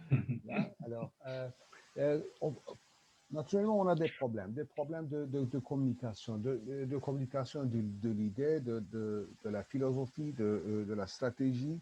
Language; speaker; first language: French; non-native, learner; Turkish